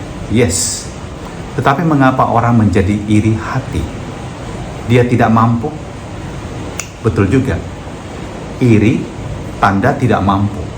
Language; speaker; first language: Indonesian; native; Indonesian